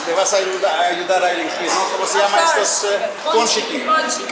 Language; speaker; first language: Spanish; non-native, learner; English